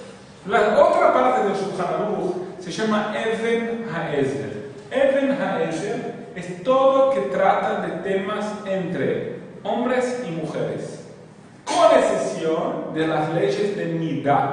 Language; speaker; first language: Spanish; non-native, fluent; Portuguese